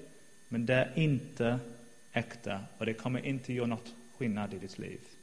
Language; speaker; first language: Swedish; non-native, fluent; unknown